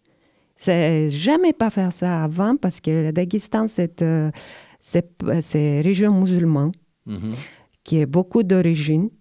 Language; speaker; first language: French; non-native, learner; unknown